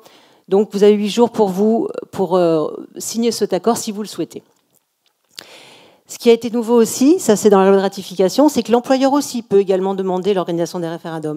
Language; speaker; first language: French; native; French